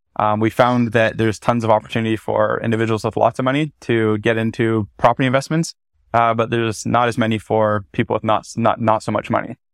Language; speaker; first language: English; native; English